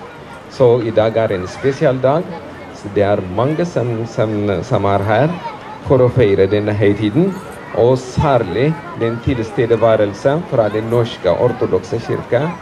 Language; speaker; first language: Norwegian; non-native, fluent; Amharic